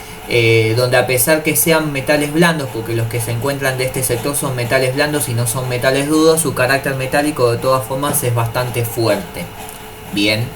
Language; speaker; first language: Spanish; native; Spanish